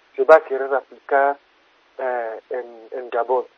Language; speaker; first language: Spanish; non-native, fluent; French